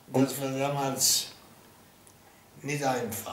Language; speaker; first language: German; non-native, local second language; Luxembourgish